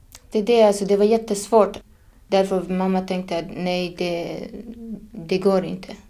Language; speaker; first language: Swedish; non-native, fluent; Persian